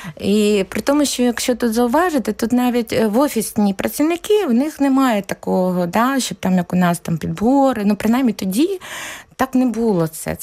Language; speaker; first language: Ukrainian; native; Ukrainian